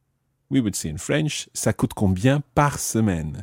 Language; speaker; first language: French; non-native, fluent; English